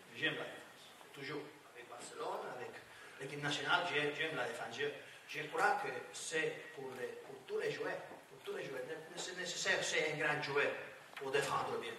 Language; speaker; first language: French; non-native, learner; Spanish